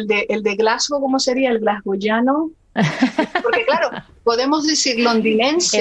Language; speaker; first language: Spanish; native; Spanish